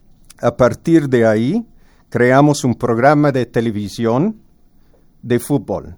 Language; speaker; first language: Spanish; non-native, fluent; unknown